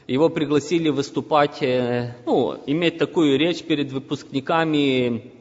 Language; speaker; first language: Russian; non-native, local second language; Ukrainian